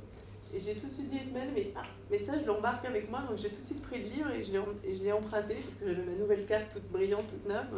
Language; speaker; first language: French; native; French